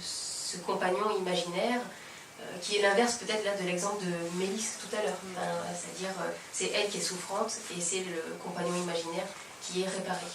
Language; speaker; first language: French; native; French